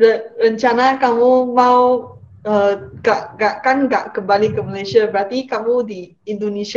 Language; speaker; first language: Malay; non-native, local second language; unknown